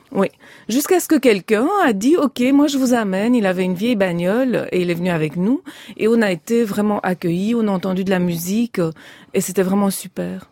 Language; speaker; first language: French; early bilingual, other home language; Romanian